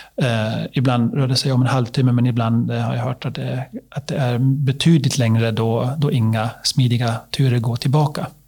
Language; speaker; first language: Swedish; non-native, learner; German